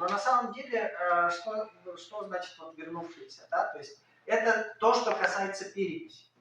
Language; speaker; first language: Russian; native; Russian